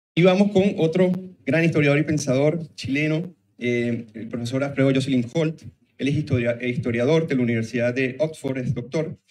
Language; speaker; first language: Spanish; native; Spanish